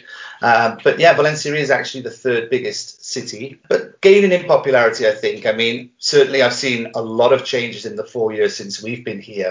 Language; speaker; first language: English; native; English